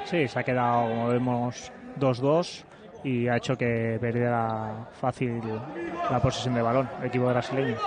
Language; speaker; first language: Spanish; native; Spanish